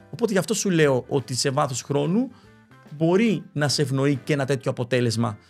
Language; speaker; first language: Greek; early bilingual, other home language; Spanish